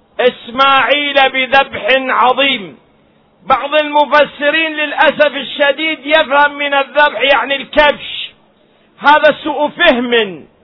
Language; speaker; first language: Arabic; native; Arabic